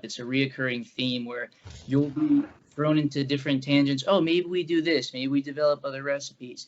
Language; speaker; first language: English; native; English